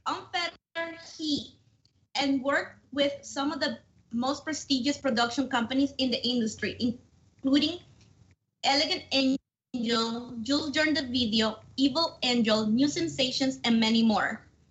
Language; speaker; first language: English; non-native, fluent; Spanish